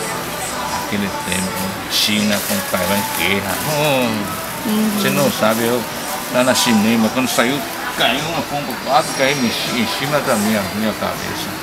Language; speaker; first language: Portuguese; non-native, learner; Chinese